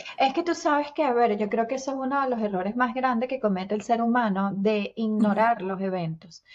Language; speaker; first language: Spanish; native; Spanish